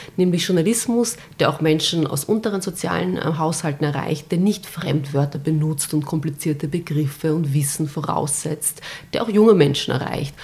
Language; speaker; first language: German; early bilingual, other home language; Bosnian